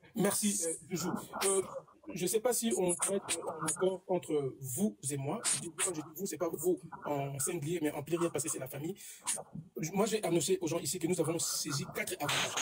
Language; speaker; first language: French; non-native, local second language; Lingala